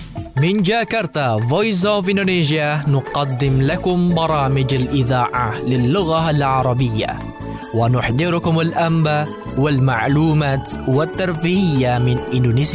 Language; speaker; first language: Arabic; non-native, fluent; Indonesian